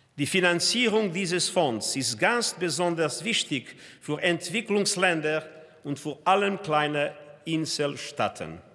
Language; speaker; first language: German; non-native, fluent; Portuguese